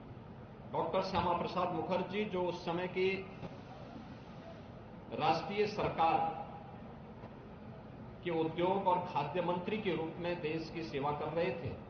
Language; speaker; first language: Hindi; native; Hindi